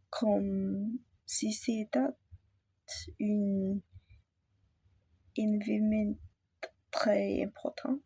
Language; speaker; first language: French; non-native, learner; English